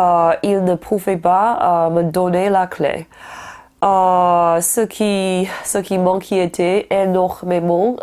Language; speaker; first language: French; non-native, learner; Chinese